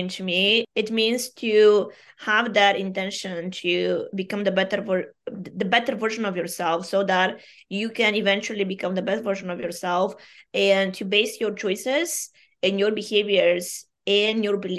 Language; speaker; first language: English; non-native, fluent; Bulgarian